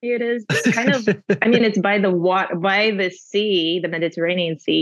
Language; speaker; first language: English; non-native, fluent; Russian